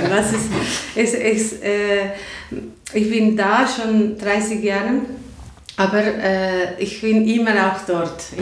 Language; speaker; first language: German; non-native, learner; Spanish